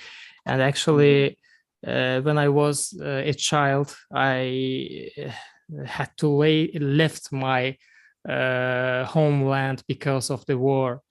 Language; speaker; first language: English; non-native, learner; Azerbaijani